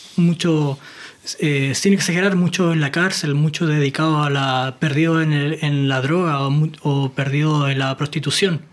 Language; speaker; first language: Spanish; native; Spanish